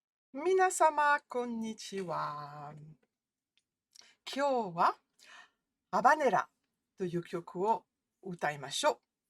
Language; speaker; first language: Japanese; non-native, fluent; French